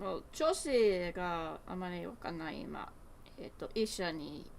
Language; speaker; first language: Japanese; non-native, learner; English